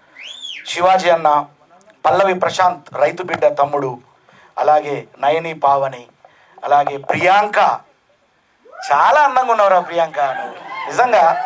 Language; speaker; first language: Telugu; native; Telugu